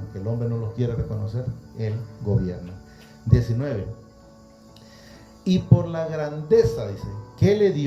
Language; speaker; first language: Spanish; native; Spanish